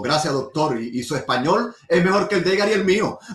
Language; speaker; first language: Spanish; native; Spanish